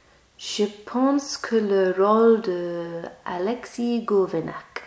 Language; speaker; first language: French; non-native, learner; English